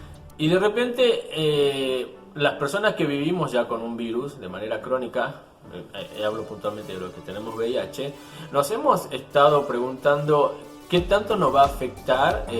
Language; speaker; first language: Spanish; native; Spanish